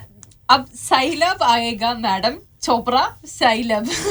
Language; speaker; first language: Malayalam; native; Malayalam